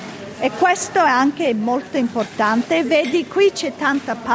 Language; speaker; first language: Italian; early bilingual, heritage; Italian